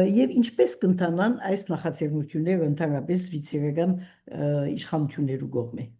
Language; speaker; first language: Armenian; early bilingual, heritage; Armenian